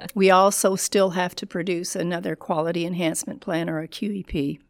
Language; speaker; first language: English; native; English